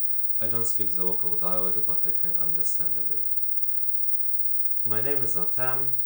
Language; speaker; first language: English; non-native, fluent; Ukrainian